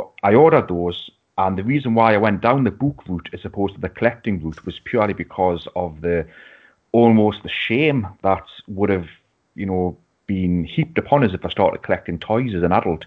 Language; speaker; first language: English; native; English